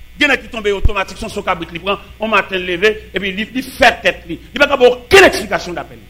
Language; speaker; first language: French; non-native, local second language; Haitian Creole